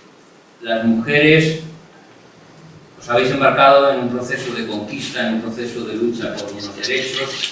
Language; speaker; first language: Spanish; non-native, local second language; Catalan